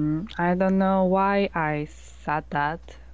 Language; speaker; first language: English; non-native, learner; Korean